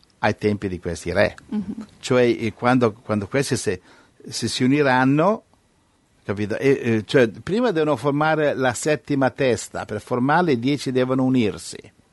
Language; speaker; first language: Italian; native; Italian